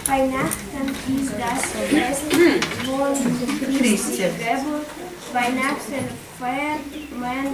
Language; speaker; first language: German; non-native, learner; Russian